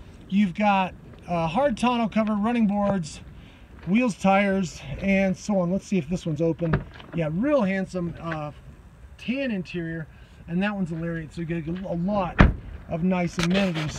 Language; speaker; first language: English; native; English